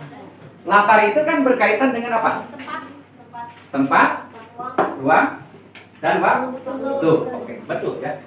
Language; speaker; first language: Indonesian; native; Indonesian